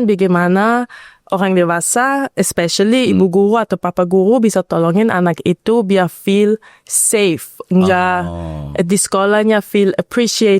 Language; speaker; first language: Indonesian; early bilingual, heritage; Indonesian